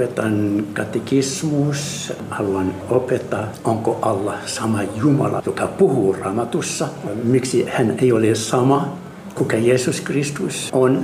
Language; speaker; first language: Finnish; non-native, fluent; Arabic